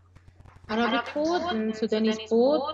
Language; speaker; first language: English; non-native, learner; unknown